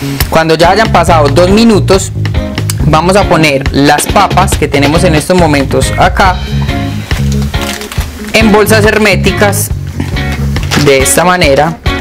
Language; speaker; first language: Spanish; native; Spanish